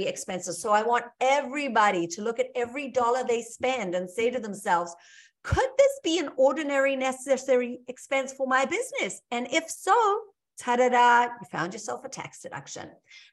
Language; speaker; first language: English; native; English